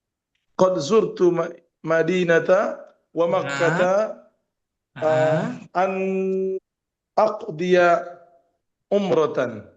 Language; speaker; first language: Arabic; non-native, learner; Indonesian